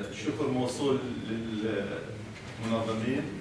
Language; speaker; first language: Arabic; native; Arabic